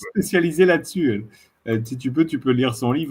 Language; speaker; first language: French; native; French